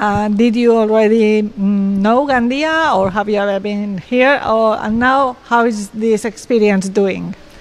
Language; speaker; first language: English; non-native, fluent; Catalan